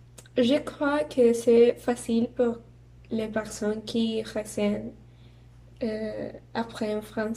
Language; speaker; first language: French; non-native, learner; Spanish